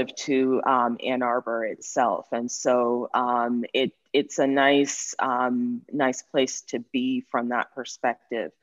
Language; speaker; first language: English; native; English